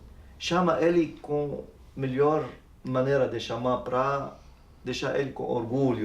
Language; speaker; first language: Portuguese; non-native, learner; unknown